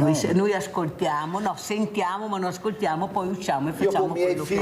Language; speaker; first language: Italian; native; Italian